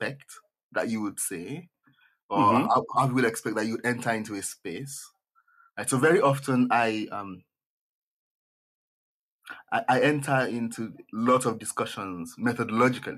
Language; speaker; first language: English; non-native, local second language; Yoruba